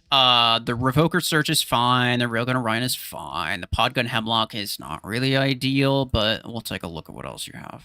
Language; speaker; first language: English; native; English